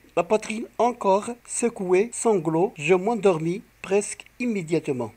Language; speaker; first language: French; non-native, local second language; Arabic